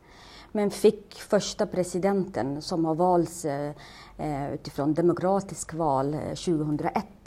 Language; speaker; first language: Swedish; non-native, fluent; Somali